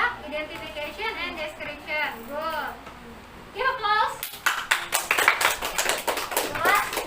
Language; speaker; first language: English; non-native, fluent; Indonesian